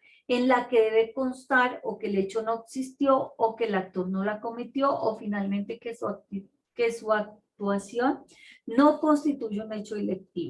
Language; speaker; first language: Spanish; native; Spanish